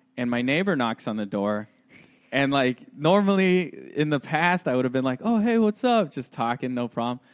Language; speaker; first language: English; native; English